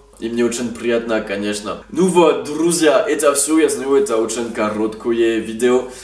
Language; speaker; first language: Russian; non-native, learner; French